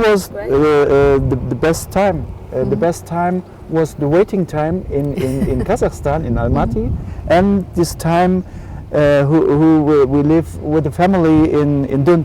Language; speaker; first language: English; non-native, learner; German